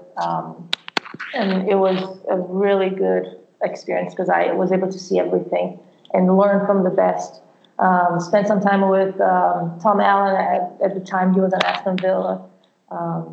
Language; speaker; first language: English; non-native, fluent; Portuguese